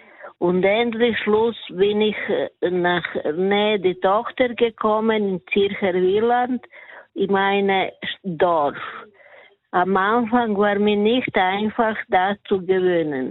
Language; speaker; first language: German; non-native, fluent; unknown